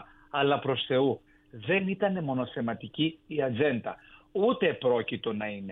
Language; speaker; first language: Greek; native; Greek